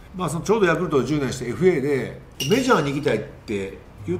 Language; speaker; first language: Japanese; native; Japanese